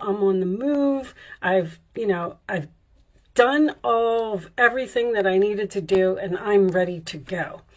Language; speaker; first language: English; native; English